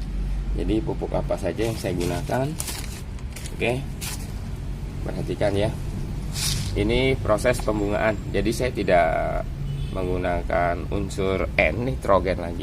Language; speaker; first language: Indonesian; native; Indonesian